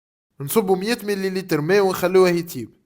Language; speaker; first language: Arabic; native; Arabic